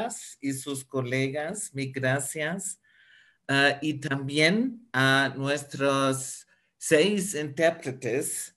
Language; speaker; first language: Spanish; non-native, fluent; German